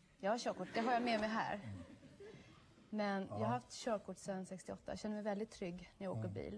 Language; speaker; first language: Swedish; native; Swedish